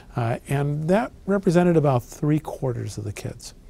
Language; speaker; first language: English; native; English